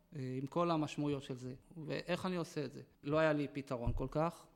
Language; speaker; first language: Hebrew; non-native, local second language; Yiddish